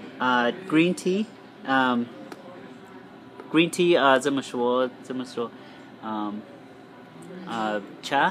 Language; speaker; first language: Chinese; non-native, learner; Spanish